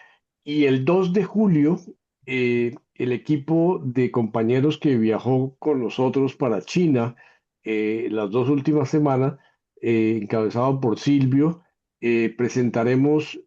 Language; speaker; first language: Spanish; native; Spanish